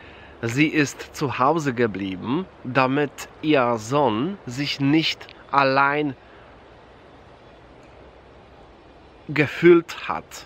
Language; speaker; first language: German; non-native, fluent; Polish